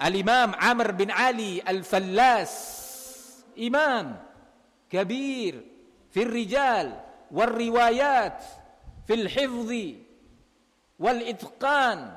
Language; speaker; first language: Arabic; non-native, fluent; Indonesian